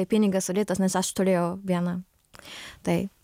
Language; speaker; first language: Lithuanian; non-native, learner; Japanese